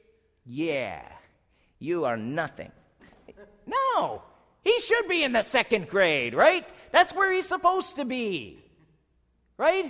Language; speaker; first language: English; native; English